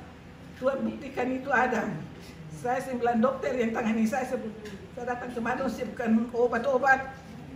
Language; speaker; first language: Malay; non-native, local second language; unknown